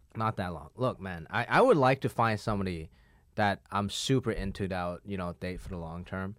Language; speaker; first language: English; non-native, local second language; Cantonese